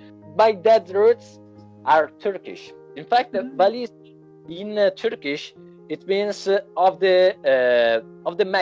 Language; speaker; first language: English; non-native, learner; Italian